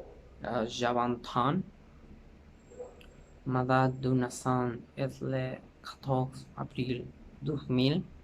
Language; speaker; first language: French; non-native, learner; Spanish